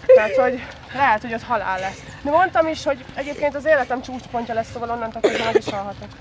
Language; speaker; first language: Hungarian; early bilingual, other home language; Russian